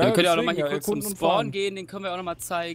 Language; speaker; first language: German; native; German